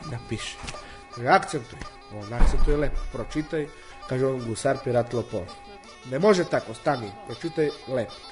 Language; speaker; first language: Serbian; native; Serbian